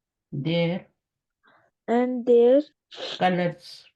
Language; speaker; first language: English; non-native, local second language; Urdu